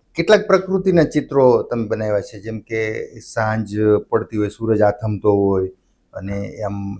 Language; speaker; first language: Gujarati; native; Gujarati